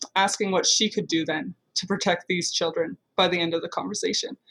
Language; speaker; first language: English; native; English